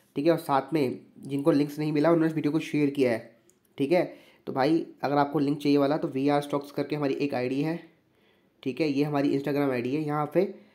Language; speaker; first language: Hindi; native; Hindi